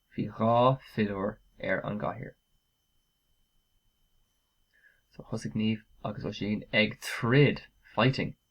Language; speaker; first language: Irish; non-native, local second language; English